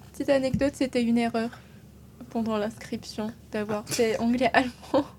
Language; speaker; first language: French; native; French